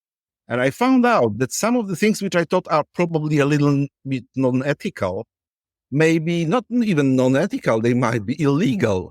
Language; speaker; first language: English; non-native, fluent; Polish